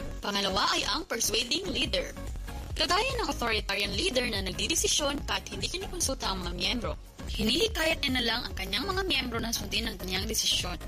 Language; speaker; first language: Filipino; non-native, local second language; Hiligaynon